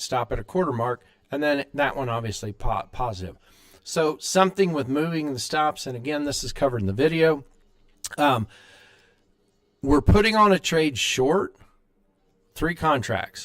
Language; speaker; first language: English; native; English